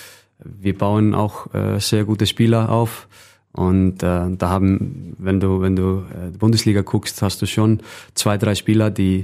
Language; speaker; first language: German; non-native, fluent; Icelandic